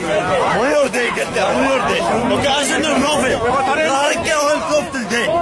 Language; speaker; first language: Norwegian; non-native, learner; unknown